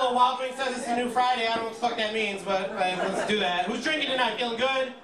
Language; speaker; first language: English; native; English